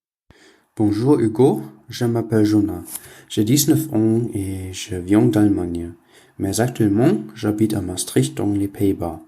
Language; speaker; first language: French; non-native, learner; German